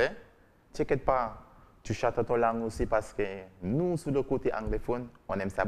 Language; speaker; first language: French; non-native, learner; English